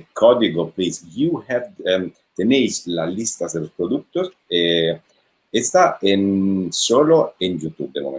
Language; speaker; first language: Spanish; non-native, fluent; Italian